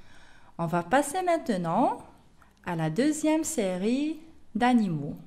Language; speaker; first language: French; non-native, local second language; Arabic